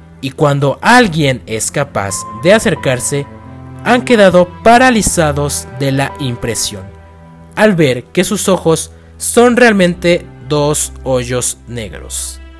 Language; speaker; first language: Spanish; native; Spanish